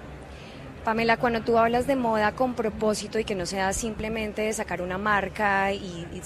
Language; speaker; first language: Spanish; native; Spanish